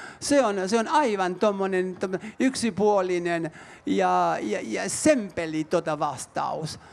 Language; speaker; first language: Finnish; non-native, fluent; Spanish